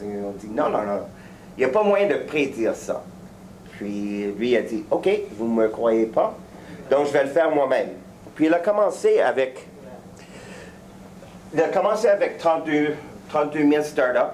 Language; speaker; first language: French; native; French